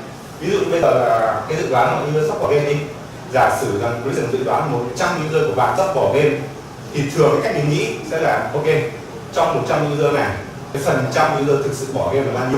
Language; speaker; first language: Vietnamese; native; Vietnamese